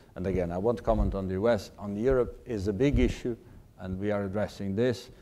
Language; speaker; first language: English; non-native, fluent; Portuguese